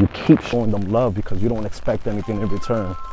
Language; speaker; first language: English; native; English